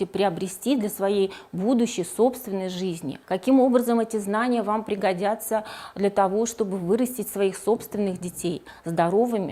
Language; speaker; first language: Russian; native; Russian